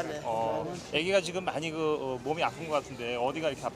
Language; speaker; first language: Korean; native; Korean